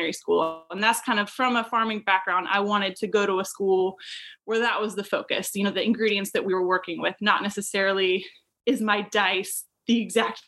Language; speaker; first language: English; native; English